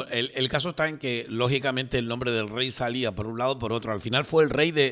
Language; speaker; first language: Spanish; native; Spanish